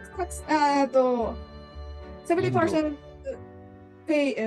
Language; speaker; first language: English; non-native, learner; Japanese